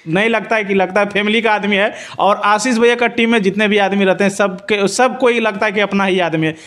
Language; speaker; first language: Hindi; native; Hindi